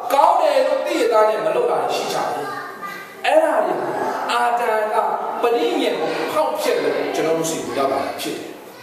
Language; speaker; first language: Burmese; non-native, local second language; Tedim Chin